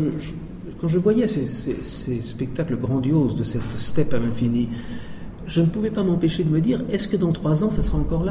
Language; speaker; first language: French; native; French